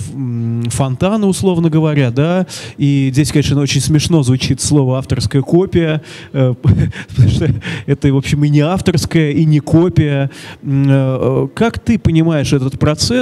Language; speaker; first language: Russian; native; Russian